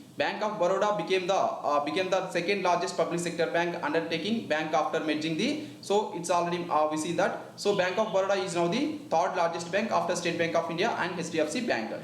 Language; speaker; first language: English; non-native, local second language; Telugu